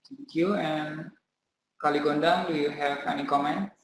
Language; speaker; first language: English; non-native, learner; Indonesian